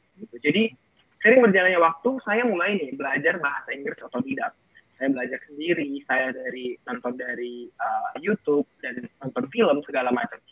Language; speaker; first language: Indonesian; non-native, local second language; Batak Toba